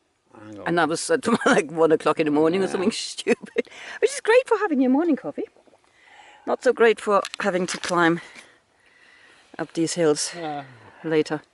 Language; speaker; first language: English; native; English